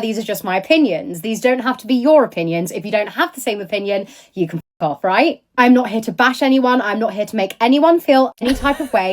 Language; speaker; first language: English; native; English